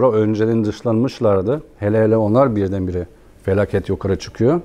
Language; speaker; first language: Turkish; non-native, fluent; German